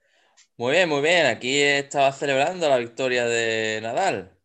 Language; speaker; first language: Spanish; native; Spanish